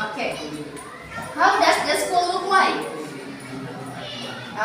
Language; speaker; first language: English; non-native, learner; Indonesian